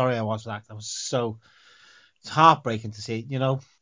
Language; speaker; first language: English; native; English